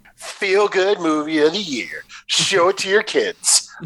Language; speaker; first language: English; native; English